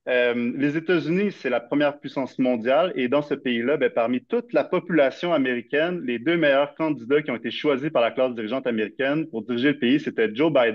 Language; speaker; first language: French; native; French